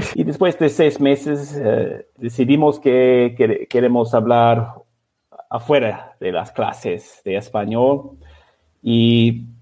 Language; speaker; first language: Spanish; non-native, learner; English